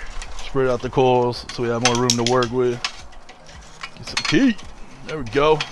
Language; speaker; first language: English; native; English